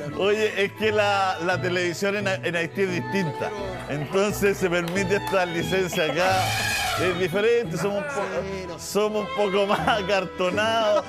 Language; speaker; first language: Spanish; native; Spanish